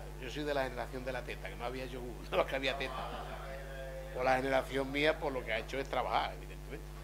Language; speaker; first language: Spanish; native; Spanish